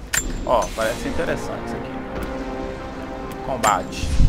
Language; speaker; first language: Portuguese; native; Portuguese